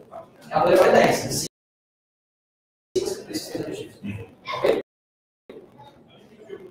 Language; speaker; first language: Portuguese; native; Portuguese